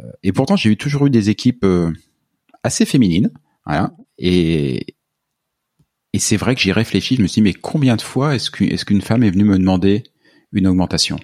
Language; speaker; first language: French; native; French